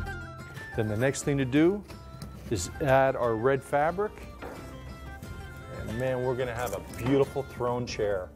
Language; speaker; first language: English; native; English